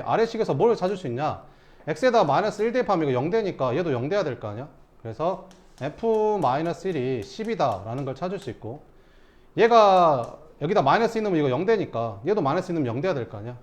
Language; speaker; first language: Korean; native; Korean